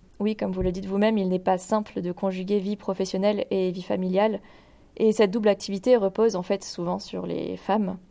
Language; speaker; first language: French; native; French